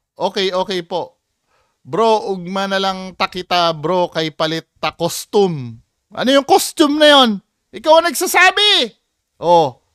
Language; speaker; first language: Filipino; native; Filipino